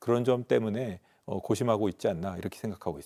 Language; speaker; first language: Korean; native; Korean